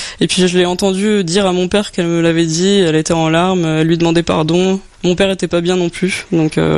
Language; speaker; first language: French; native; French